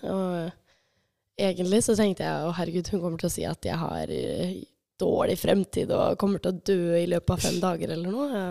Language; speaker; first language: Norwegian; early bilingual, other home language; Albanian